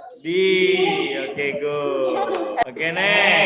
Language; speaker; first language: English; non-native, fluent; Indonesian